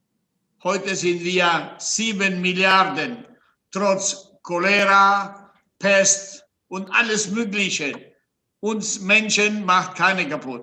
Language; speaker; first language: German; non-native, fluent; Italian